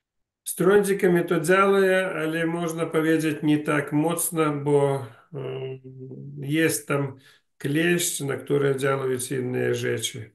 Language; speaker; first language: Polish; non-native, learner; Ukrainian